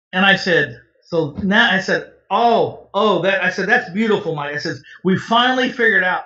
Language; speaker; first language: English; native; English